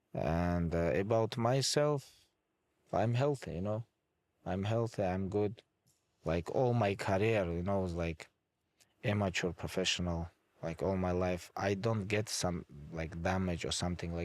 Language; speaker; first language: English; non-native, fluent; Avaric